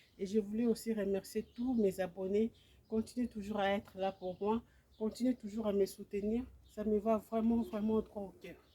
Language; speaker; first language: French; non-native, local second language; Lingala